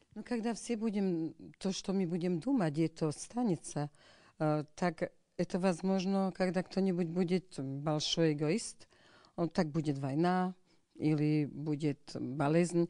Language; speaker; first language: Russian; non-native, learner; Slovak